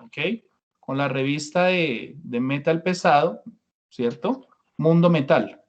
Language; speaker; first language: Spanish; non-native, fluent; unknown